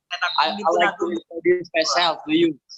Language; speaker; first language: English; non-native, learner; Indonesian